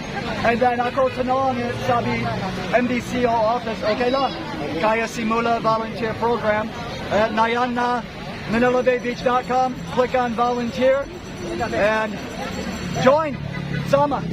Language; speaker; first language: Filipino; non-native, learner; English